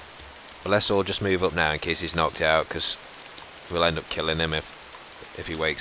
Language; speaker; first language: English; native; English